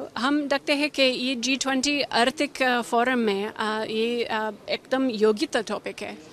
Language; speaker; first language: Hindi; non-native, fluent; English